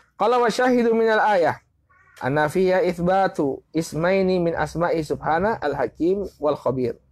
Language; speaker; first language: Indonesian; native; Indonesian